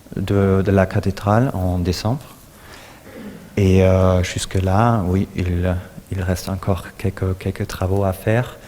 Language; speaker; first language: French; non-native, fluent; German